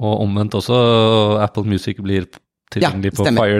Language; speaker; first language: Norwegian; native; Norwegian